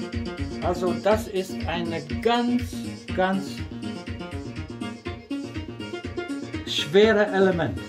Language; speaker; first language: German; non-native, fluent; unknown